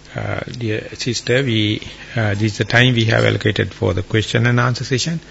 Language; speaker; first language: English; non-native, local second language; Sinhala